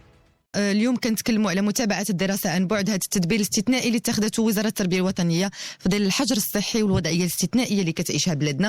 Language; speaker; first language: Arabic; native; Arabic